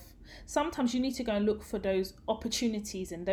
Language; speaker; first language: English; native; English